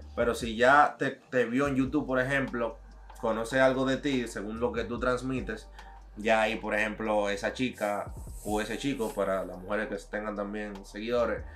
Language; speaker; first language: Spanish; native; Spanish